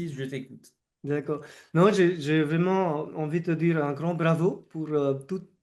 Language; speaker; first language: French; non-native, fluent; Hindi